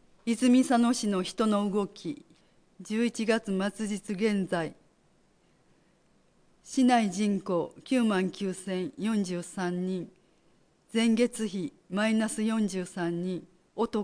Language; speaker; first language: Japanese; native; Japanese